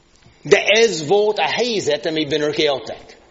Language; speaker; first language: Hungarian; non-native, fluent; English